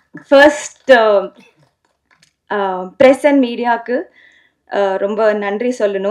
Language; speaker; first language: Tamil; non-native, learner; Telugu